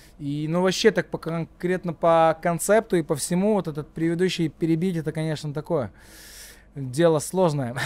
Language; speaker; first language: Russian; non-native, local second language; Latvian